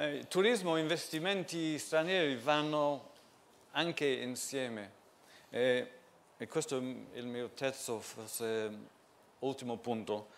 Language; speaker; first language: Italian; non-native, fluent; English